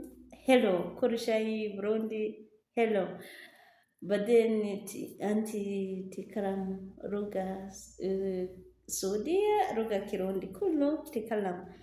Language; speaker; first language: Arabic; non-native, learner; Rundi